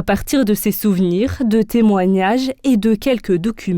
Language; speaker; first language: French; native; French